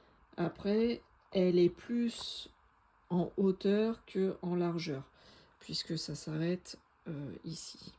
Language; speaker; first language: French; native; French